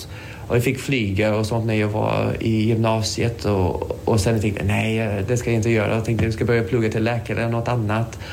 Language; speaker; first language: Swedish; non-native, fluent; English